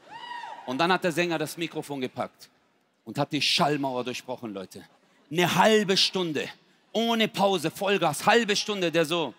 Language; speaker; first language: German; early bilingual, other home language; Turkish